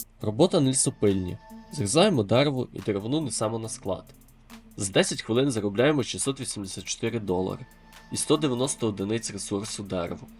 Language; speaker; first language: Ukrainian; native; Ukrainian